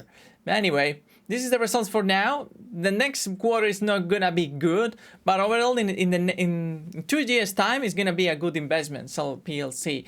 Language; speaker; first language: English; non-native, fluent; Spanish